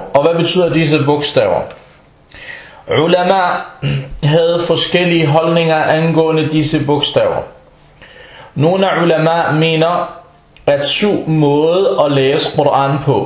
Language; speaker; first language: Danish; non-native, fluent; Arabic